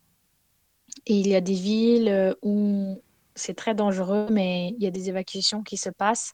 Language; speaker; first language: French; non-native, fluent; Ukrainian